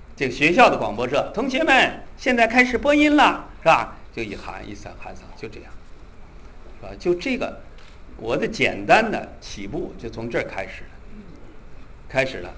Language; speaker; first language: Chinese; native; Chinese